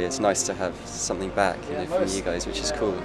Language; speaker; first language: English; native; English